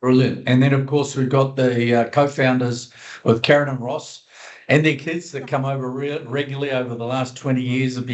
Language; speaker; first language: English; native; English